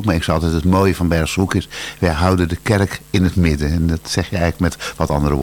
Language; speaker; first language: Dutch; native; Dutch